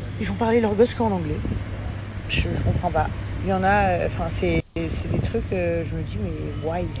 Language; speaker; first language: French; early bilingual, other home language; English